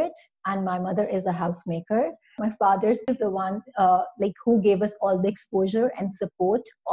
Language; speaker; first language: English; non-native, local second language; Urdu